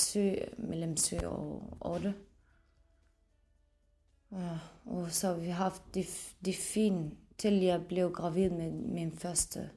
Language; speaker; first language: Danish; non-native, fluent; Arabic